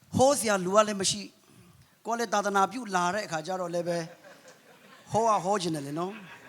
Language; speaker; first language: Burmese; non-native, local second language; Kachin